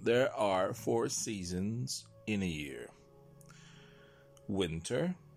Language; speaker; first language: English; non-native, fluent; Italian